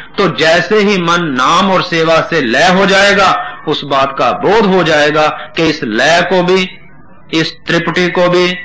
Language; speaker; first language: Hindi; non-native, local second language; Punjabi